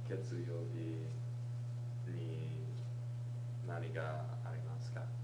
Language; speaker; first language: Japanese; non-native, learner; English